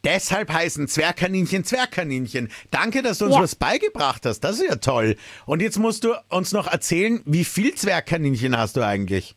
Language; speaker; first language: German; native; German